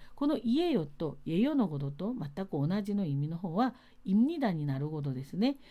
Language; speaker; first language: Japanese; non-native, fluent; Korean